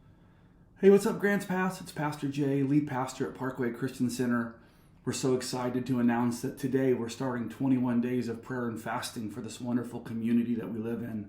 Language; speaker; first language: English; native; English